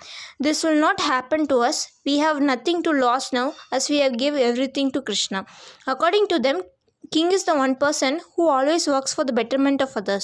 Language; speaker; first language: English; non-native, local second language; Hindi